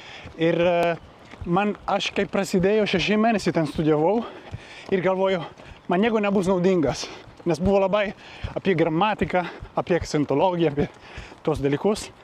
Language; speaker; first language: Lithuanian; non-native, learner; Italian